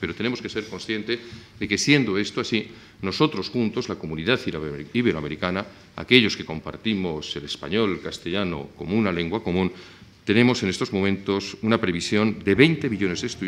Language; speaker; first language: Spanish; native; Spanish